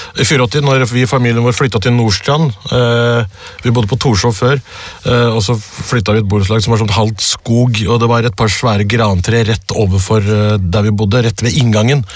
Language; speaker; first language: Norwegian; early bilingual, other home language; Urdu